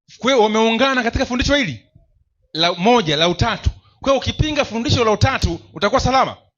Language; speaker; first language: Swahili; native; Swahili